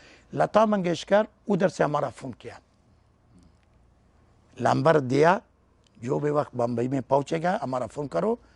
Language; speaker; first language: Hindi; non-native, learner; Persian